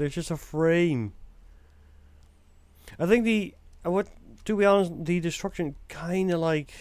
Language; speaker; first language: English; non-native, fluent; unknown